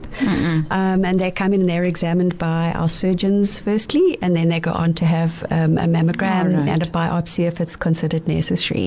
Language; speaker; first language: English; native; English